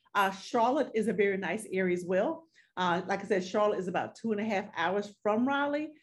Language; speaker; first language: English; native; English